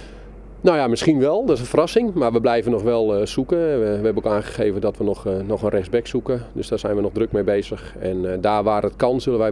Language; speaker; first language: Dutch; native; Dutch